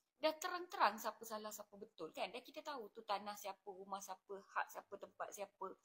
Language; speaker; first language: Malay; native; Malay